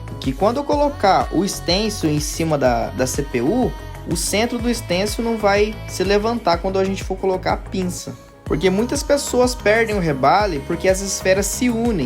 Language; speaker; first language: Portuguese; native; Portuguese